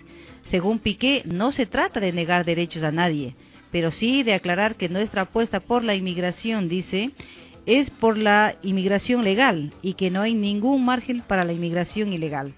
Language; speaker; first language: Spanish; native; Spanish